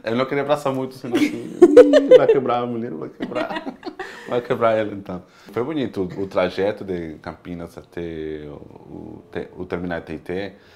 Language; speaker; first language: Portuguese; non-native, fluent; Spanish